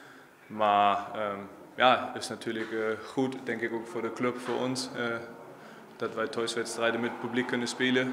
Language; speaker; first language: Dutch; non-native, fluent; German